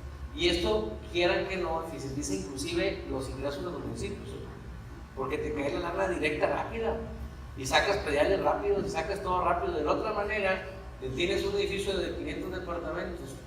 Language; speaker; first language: Spanish; native; Spanish